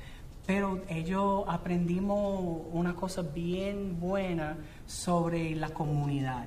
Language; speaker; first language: Spanish; non-native, fluent; English